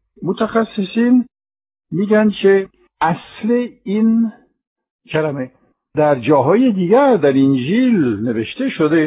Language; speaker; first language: Persian; non-native, fluent; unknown